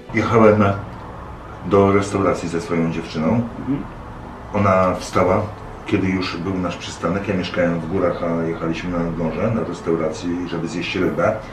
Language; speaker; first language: Polish; native; Polish